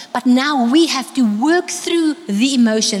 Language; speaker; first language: English; non-native, local second language; Afrikaans